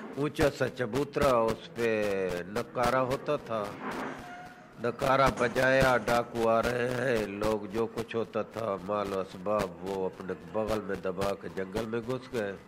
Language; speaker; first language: Urdu; non-native, local second language; Saraiki